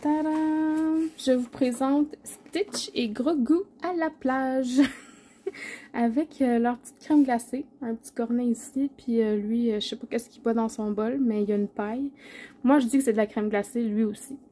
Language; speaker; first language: French; native; French